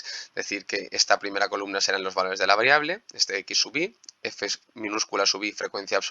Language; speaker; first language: Spanish; native; Spanish